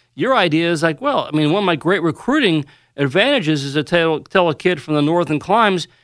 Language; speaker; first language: English; native; English